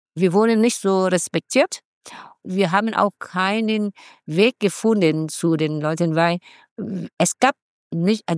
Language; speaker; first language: German; non-native, fluent; Vietnamese